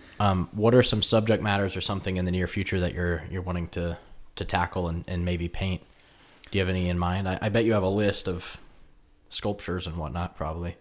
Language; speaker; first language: English; native; English